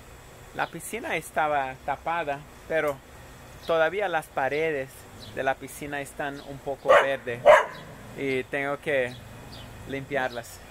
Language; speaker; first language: Spanish; non-native, fluent; Portuguese